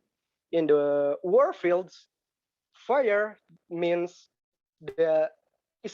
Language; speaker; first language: English; non-native, learner; Indonesian